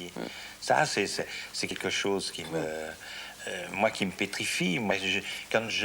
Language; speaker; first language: French; native; French